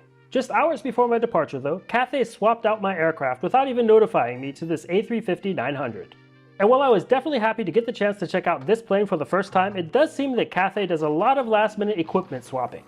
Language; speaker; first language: English; native; English